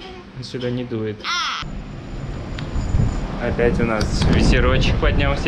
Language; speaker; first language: Russian; native; Russian